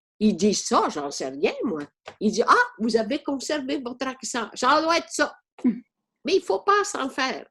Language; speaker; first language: French; non-native, fluent; Italian